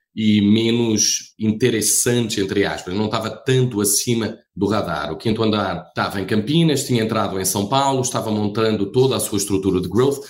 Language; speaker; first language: Portuguese; native; Portuguese